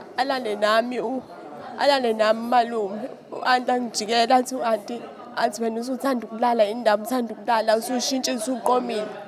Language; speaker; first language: Zulu; native; Zulu